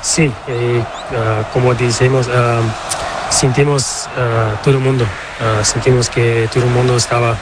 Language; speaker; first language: Spanish; non-native, learner; Portuguese